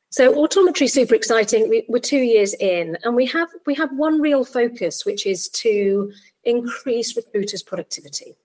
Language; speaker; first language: English; native; English